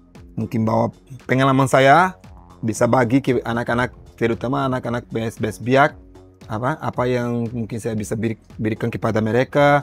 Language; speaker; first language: Indonesian; non-native, learner; Portuguese